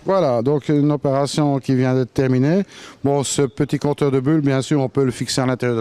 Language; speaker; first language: French; native; French